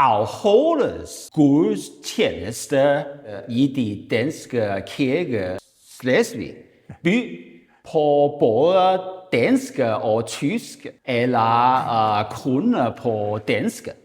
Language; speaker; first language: Danish; non-native, learner; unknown